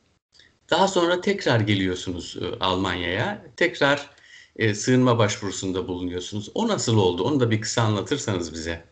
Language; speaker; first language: Turkish; native; Turkish